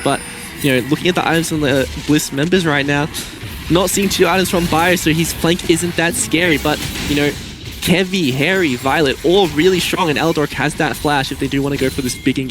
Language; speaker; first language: English; native; English